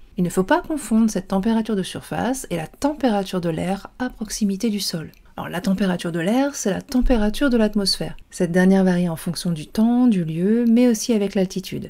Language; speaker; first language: French; native; French